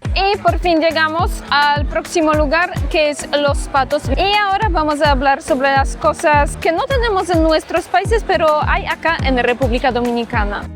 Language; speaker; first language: Spanish; non-native, fluent; Polish